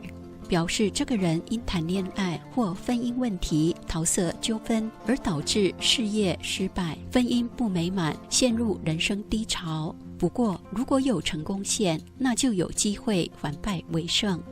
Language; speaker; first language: Chinese; native; Chinese